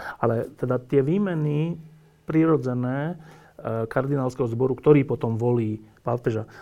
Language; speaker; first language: Slovak; native; Slovak